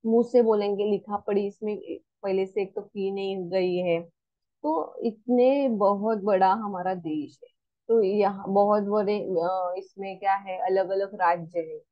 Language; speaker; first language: Hindi; non-native, local second language; Marathi